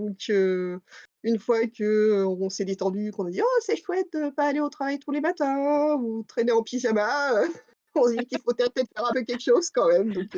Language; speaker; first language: French; native; French